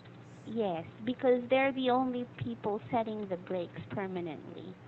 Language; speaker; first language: English; non-native, fluent; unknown